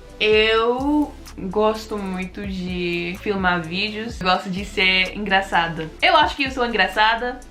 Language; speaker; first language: Portuguese; non-native, learner; English